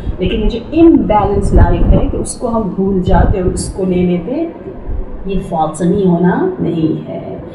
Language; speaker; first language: Urdu; native; Urdu